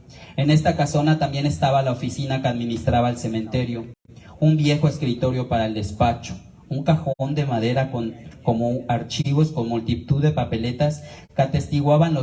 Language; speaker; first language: Spanish; native; Spanish